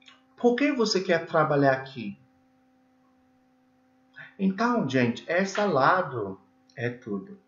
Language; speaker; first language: Portuguese; non-native, learner; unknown